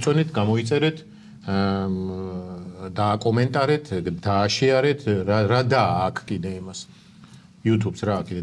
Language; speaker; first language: Georgian; native; Georgian